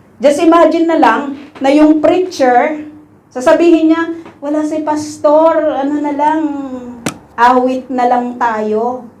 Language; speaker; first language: Filipino; non-native, local second language; Iloko